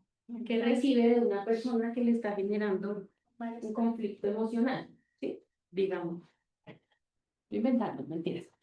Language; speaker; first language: Spanish; native; Spanish